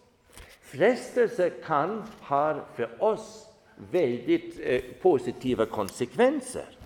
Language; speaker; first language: Swedish; non-native, fluent; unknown